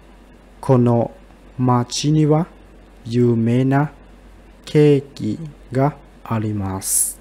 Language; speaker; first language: Japanese; non-native, fluent; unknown